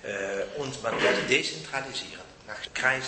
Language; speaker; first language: German; non-native, fluent; Dutch